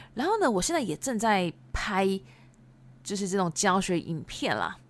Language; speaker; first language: Chinese; early bilingual, other home language; Japanese